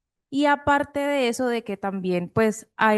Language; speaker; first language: Spanish; native; Spanish